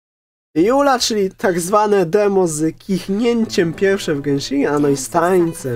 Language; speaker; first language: Polish; native; Polish